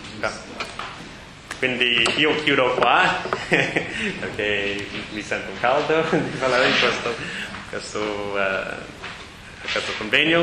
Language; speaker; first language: Italian; non-native, learner; English